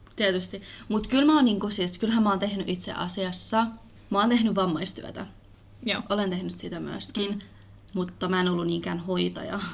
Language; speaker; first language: Finnish; early bilingual, other home language; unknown